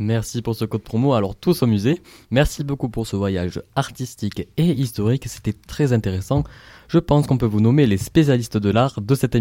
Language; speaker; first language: French; native; French